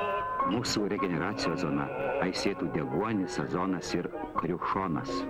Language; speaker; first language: Lithuanian; native; Lithuanian